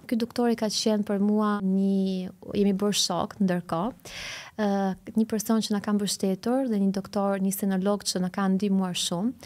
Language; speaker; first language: Albanian; early bilingual, heritage; Albanian